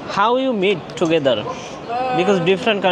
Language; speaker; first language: English; non-native, learner; Bangla